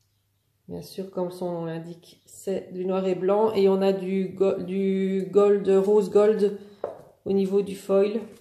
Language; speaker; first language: French; native; French